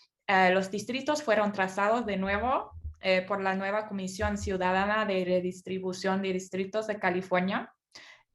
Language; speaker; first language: Spanish; non-native, fluent; English